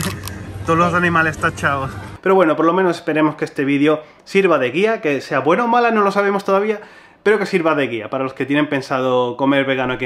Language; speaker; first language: Spanish; native; Spanish